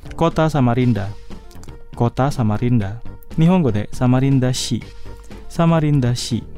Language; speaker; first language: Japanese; non-native, fluent; Indonesian